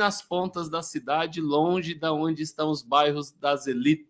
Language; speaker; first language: Portuguese; native; Portuguese